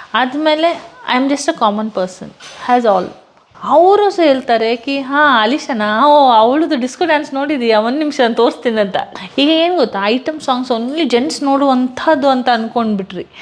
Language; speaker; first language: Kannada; non-native, local second language; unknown